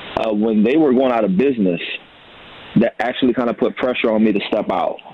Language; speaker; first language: English; native; English